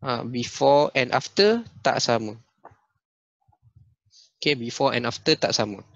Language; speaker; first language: English; non-native, local second language; Malay